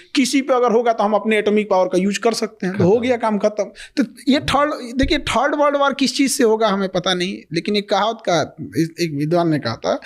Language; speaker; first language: Hindi; native; Hindi